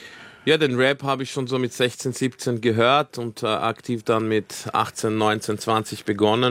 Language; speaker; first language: German; early bilingual, other home language; Croatian